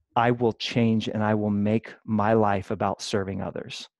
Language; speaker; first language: English; native; English